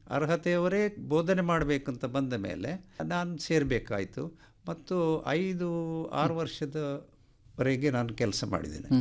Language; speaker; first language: Kannada; non-native, local second language; Konkani